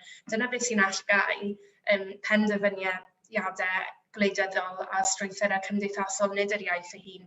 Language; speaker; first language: Welsh; native; Welsh